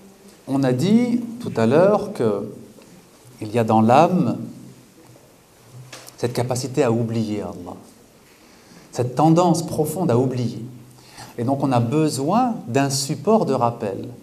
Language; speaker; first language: French; native; French